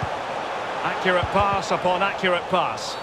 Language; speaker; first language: English; native; English